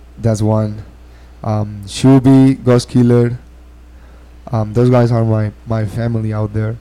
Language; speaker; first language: English; non-native, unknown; Spanish